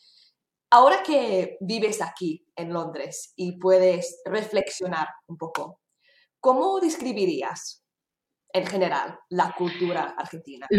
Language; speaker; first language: Spanish; non-native, fluent; English